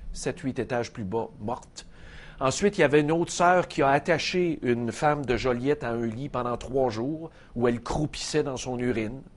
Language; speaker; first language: French; native; French